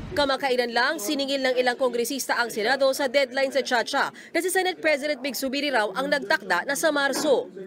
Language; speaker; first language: Filipino; native; Filipino